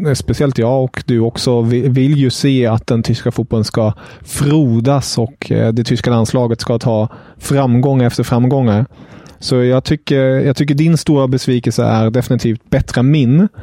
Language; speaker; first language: Swedish; non-native, fluent; German